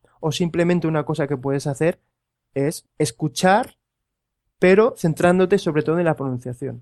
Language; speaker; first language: Spanish; native; Spanish